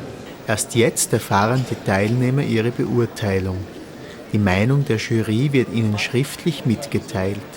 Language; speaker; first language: German; native; German